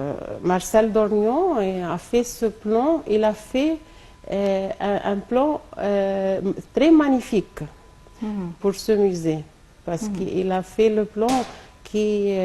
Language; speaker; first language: French; non-native, local second language; Arabic